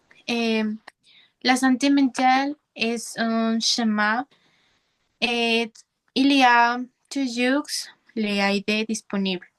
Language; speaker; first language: French; non-native, learner; Spanish